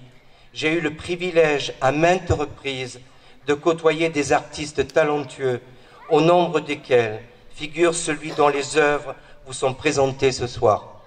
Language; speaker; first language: French; native; French